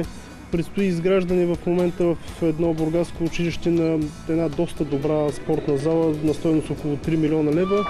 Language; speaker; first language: Bulgarian; native; Bulgarian